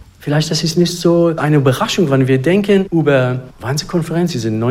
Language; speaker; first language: German; non-native, fluent; Hebrew